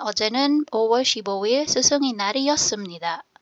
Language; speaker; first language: Korean; non-native, fluent; Filipino